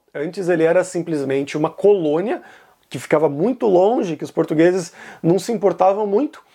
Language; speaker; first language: Portuguese; native; Portuguese